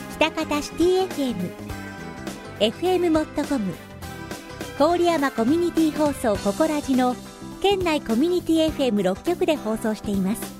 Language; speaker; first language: Japanese; native; Japanese